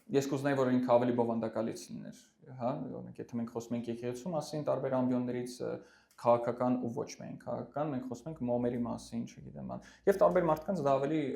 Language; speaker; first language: Armenian; early bilingual, heritage; Armenian